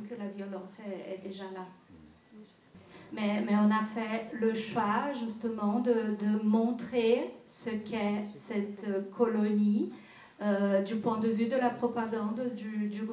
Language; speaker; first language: French; non-native, fluent; Portuguese